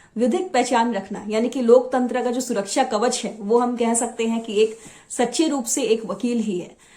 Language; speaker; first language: Hindi; non-native, local second language; Assamese